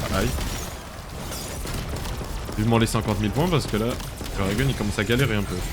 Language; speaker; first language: French; native; French